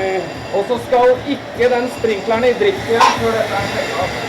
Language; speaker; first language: Norwegian; native; Norwegian